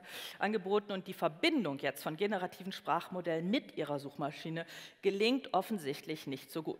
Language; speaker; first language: German; native; German